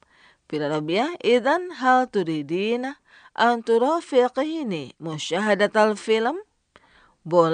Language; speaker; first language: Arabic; non-native, fluent; Indonesian